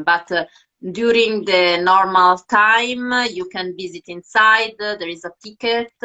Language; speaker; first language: English; non-native, fluent; Italian